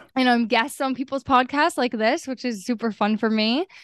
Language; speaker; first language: English; native; English